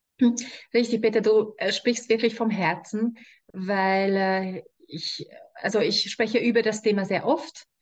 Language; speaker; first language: German; non-native, fluent; Hungarian